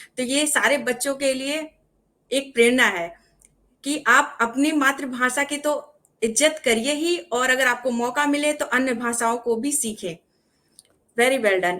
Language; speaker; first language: Hindi; native; Hindi